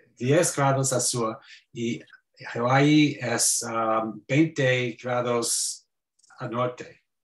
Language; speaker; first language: Spanish; non-native, learner; English